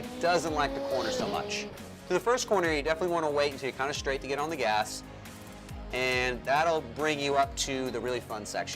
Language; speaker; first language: English; native; English